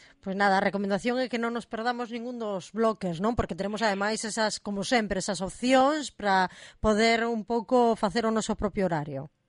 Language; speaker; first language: Galician; native; Galician